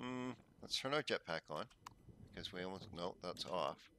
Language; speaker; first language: English; native; English